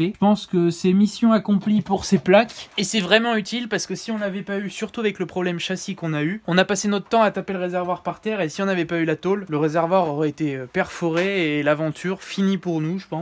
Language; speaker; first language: French; native; French